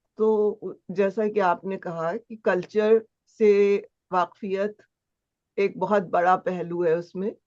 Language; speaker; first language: Hindi; native; Hindi